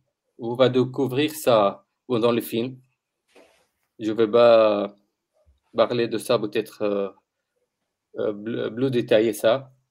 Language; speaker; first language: French; non-native, learner; Arabic